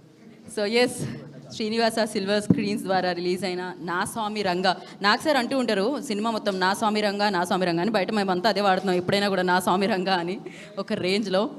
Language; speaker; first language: Telugu; native; Telugu